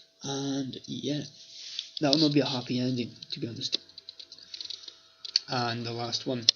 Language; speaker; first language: English; native; English